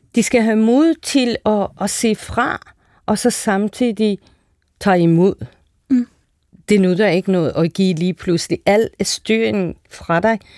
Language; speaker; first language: Danish; non-native, fluent; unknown